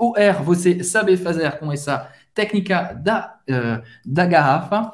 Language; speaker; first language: Portuguese; non-native, fluent; French